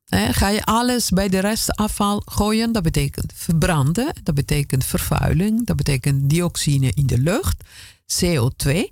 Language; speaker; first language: Dutch; non-native, fluent; Italian